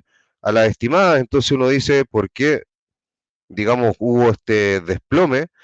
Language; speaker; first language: Spanish; native; Spanish